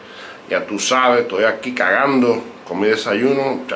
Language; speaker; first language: Spanish; native; Spanish